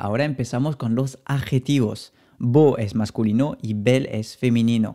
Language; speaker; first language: Spanish; non-native, fluent; French